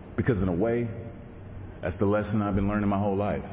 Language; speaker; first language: English; native; English